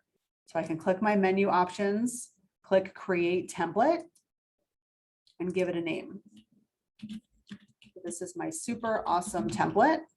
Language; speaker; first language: English; native; English